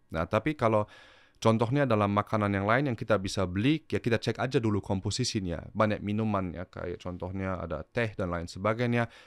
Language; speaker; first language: Indonesian; early bilingual, heritage; German